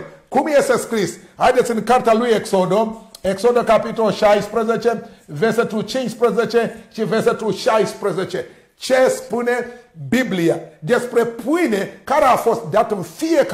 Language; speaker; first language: Romanian; non-native, learner; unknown